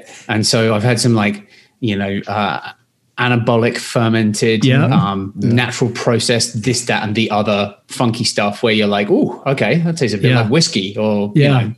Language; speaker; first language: English; native; English